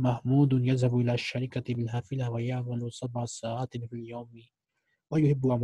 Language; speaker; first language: Arabic; non-native, fluent; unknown